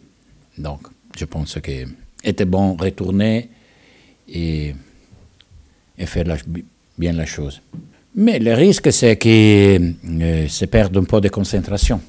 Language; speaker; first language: French; non-native, learner; Italian